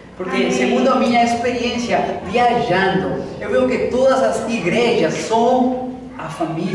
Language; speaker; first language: Portuguese; non-native, fluent; Spanish